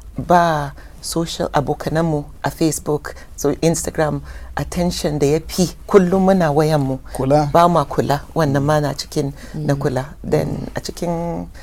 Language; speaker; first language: Hausa; non-native, local second language; English